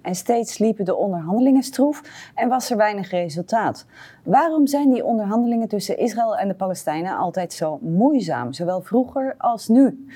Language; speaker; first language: Dutch; native; Dutch